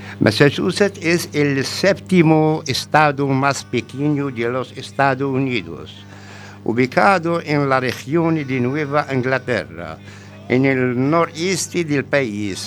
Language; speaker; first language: Spanish; non-native, learner; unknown